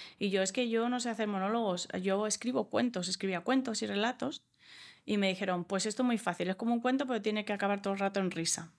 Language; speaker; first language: Spanish; early bilingual, other home language; English